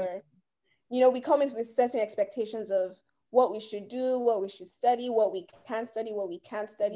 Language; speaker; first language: English; native; English